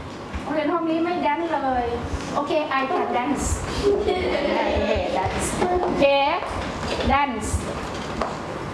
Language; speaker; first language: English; non-native, learner; Thai